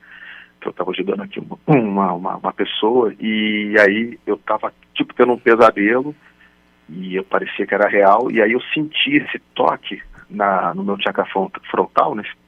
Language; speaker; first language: Portuguese; native; Portuguese